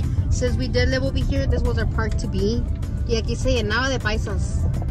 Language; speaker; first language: English; early bilingual, other home language; Spanish